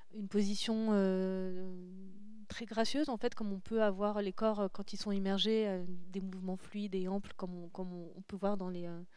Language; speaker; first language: French; native; French